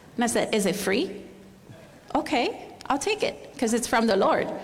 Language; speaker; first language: English; non-native, fluent; Spanish